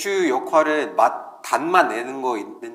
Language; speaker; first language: Korean; non-native, fluent; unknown